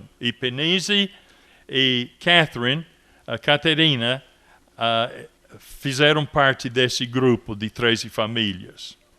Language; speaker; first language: Portuguese; non-native, fluent; English